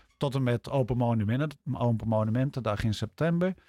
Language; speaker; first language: Dutch; native; Dutch